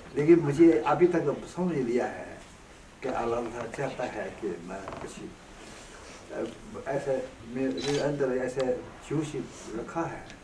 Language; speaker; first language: Urdu; non-native, fluent; Chinese